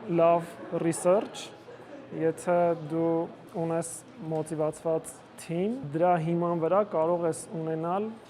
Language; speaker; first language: Armenian; native; Armenian